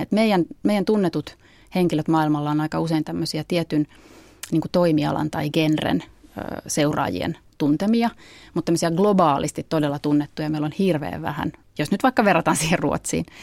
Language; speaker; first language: Finnish; native; Finnish